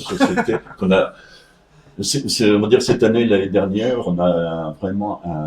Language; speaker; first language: French; native; French